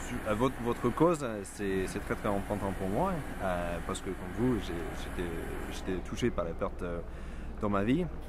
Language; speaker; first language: French; non-native, fluent; English